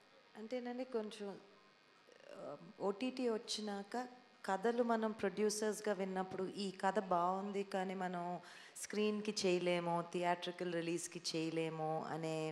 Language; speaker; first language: Telugu; native; Telugu